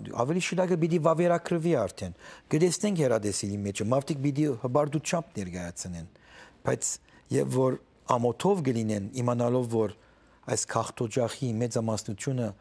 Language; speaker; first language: Armenian; early bilingual, heritage; Armenian